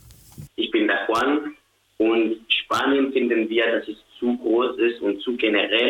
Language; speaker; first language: German; non-native, learner; Spanish